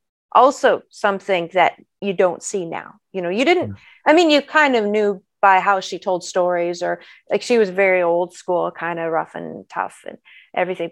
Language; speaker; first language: English; native; English